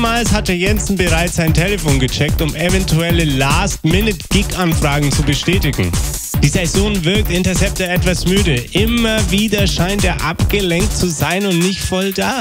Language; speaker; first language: German; native; German